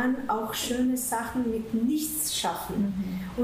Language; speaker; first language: German; non-native, fluent; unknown